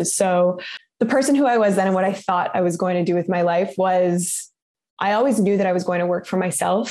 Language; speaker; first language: English; native; English